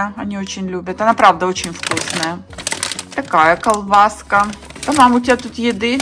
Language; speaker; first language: Russian; native; Russian